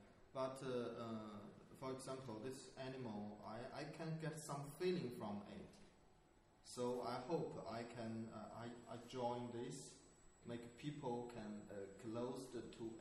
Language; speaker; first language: English; non-native, learner; Chinese